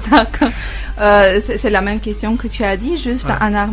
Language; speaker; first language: French; non-native, learner; Armenian